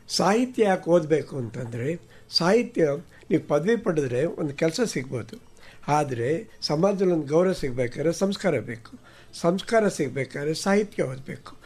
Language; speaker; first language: Kannada; native; Kannada